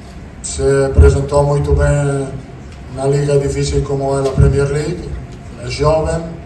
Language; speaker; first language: Portuguese; non-native, fluent; Italian